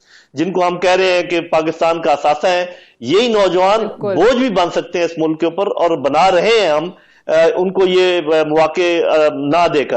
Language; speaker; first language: Urdu; native; Urdu